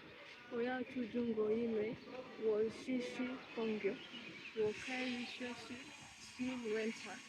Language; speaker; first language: Chinese; non-native, learner; Swahili